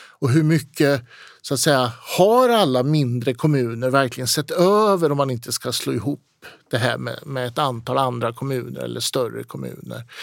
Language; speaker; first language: Swedish; native; Swedish